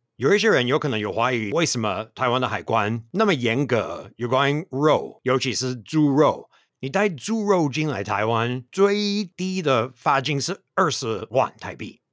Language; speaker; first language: Chinese; non-native, fluent; English